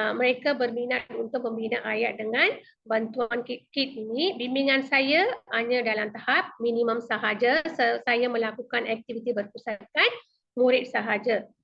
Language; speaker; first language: Malay; non-native, local second language; Tamil